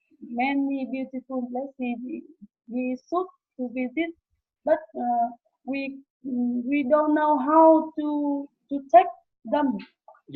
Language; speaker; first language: English; non-native, learner; Vietnamese